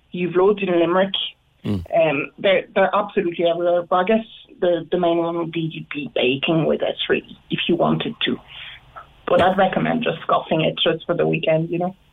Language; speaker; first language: English; non-native, fluent; French